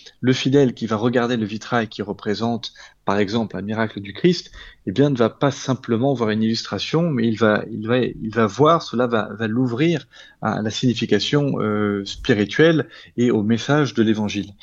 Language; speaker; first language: French; native; French